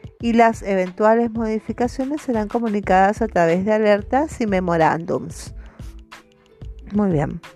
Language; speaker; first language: Spanish; native; Spanish